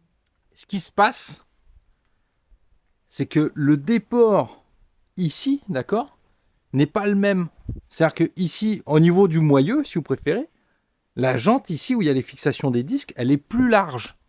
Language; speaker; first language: French; native; French